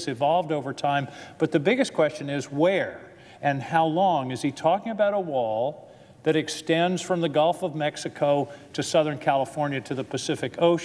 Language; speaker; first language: English; native; English